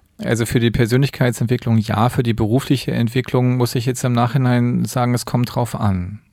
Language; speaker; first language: German; native; German